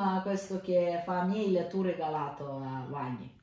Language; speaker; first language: Italian; non-native, learner; Ukrainian